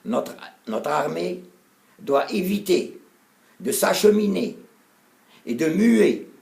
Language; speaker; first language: French; non-native, local second language; Arabic